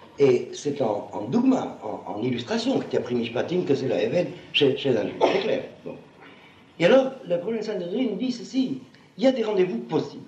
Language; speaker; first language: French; native; French